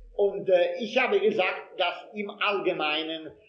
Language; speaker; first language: German; non-native, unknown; Italian